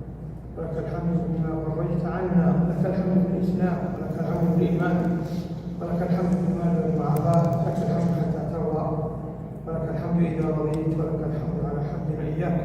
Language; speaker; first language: Arabic; native; Arabic